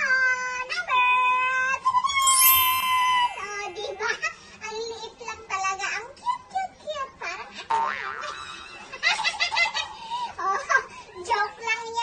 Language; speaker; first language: Filipino; non-native, local second language; Iloko